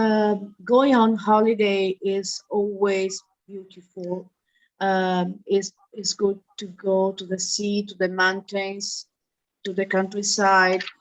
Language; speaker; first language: English; non-native, learner; Italian